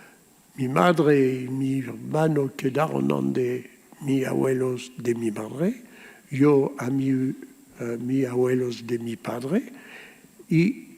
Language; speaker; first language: Spanish; early bilingual, heritage; Ladino